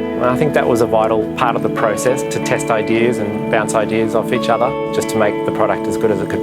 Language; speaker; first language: English; native; English